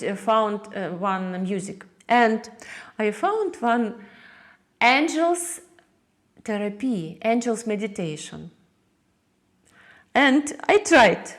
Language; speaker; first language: English; non-native, learner; Russian